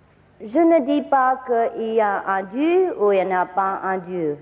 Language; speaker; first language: French; non-native, learner; Vietnamese